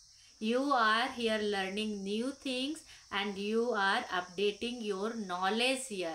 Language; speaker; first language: English; non-native, local second language; Hindi